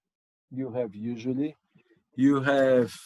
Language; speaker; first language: English; non-native, local second language; Portuguese